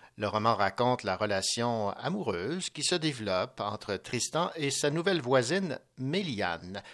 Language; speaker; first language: French; native; French